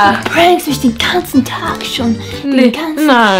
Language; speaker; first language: German; native; German